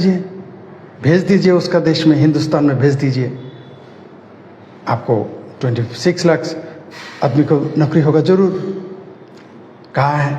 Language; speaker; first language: Hindi; non-native, fluent; Bangla